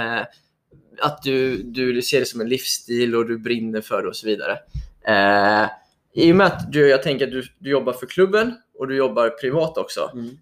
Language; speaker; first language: Swedish; native; Swedish